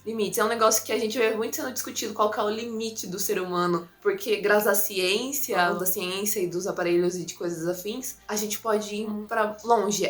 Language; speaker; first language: Portuguese; native; Portuguese